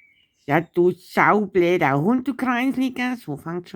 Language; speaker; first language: German; native; German